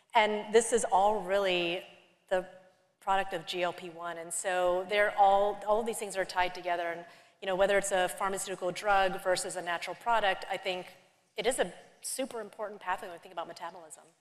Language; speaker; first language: English; native; English